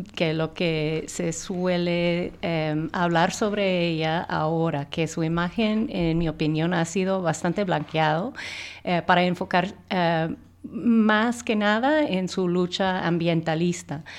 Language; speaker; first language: Spanish; non-native, fluent; English